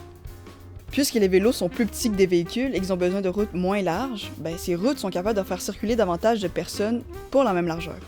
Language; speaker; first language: French; native; French